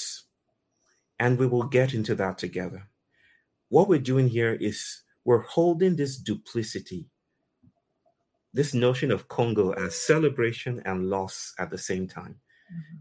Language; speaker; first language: English; non-native, local second language; Yoruba